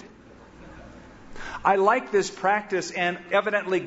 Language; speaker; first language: English; native; English